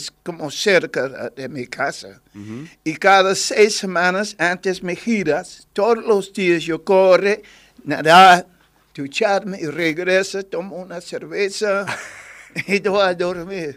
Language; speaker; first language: Spanish; non-native, learner; English